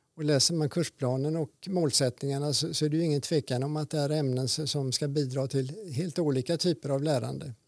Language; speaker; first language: Swedish; native; Swedish